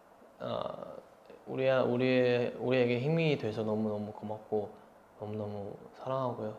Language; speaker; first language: Korean; non-native, fluent; Chinese